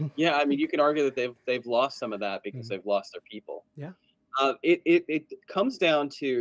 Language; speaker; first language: English; native; English